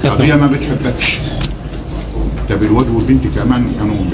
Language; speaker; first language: Arabic; native; Arabic